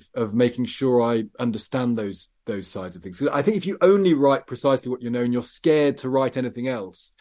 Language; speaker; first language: English; native; English